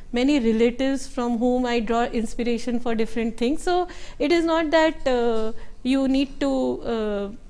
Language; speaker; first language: Hindi; native; Hindi